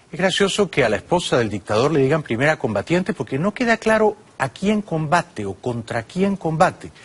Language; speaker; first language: Spanish; native; Spanish